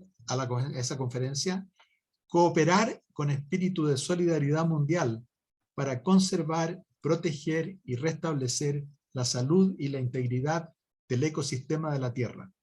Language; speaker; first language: Spanish; native; Spanish